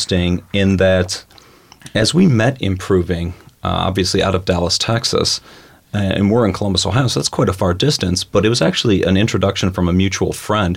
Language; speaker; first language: English; native; English